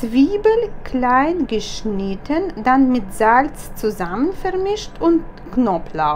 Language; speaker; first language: German; non-native, fluent; Russian